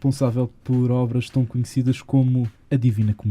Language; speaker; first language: Portuguese; native; Portuguese